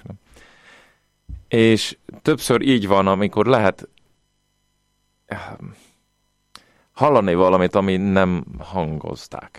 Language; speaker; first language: Hungarian; non-native, fluent; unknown